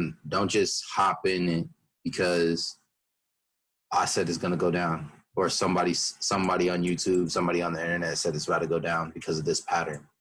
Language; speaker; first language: English; native; English